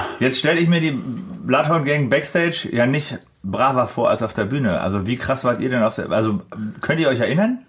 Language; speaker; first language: German; native; German